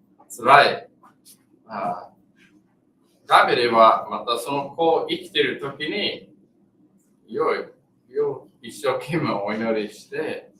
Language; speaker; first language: Japanese; non-native, learner; English